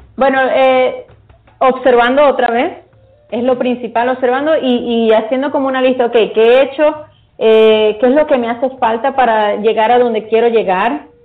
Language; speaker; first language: Spanish; native; Spanish